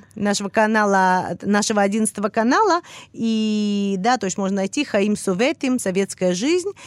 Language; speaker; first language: Russian; early bilingual, heritage; Russian